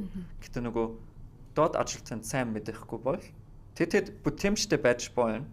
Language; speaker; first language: Mongolian; non-native, fluent; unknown